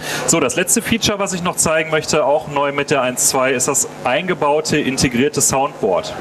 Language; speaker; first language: German; native; German